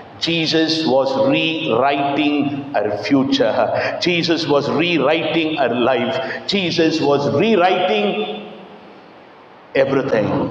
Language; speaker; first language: English; non-native, local second language; Tamil